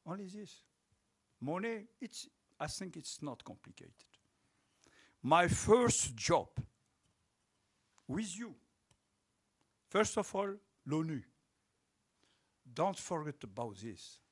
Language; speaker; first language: English; non-native, local second language; French